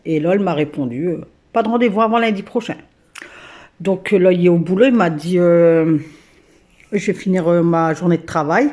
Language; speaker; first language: French; native; French